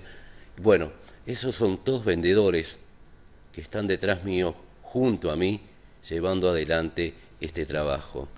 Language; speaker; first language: Spanish; native; Spanish